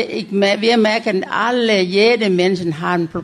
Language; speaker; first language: German; non-native, learner; Thai